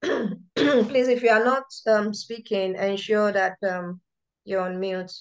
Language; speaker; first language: English; non-native, local second language; Yoruba